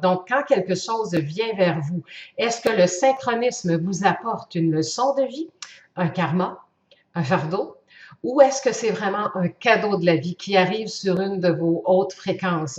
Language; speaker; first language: French; native; French